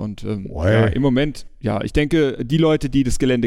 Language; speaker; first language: German; native; German